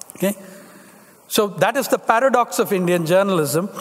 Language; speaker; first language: English; non-native, local second language; Tamil